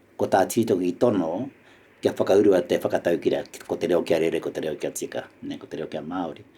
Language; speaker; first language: Māori; native; Māori